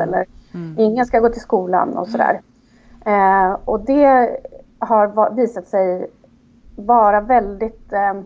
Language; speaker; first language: Swedish; native; Swedish